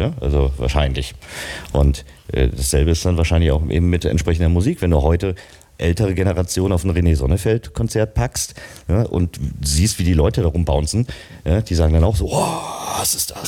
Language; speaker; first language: German; native; German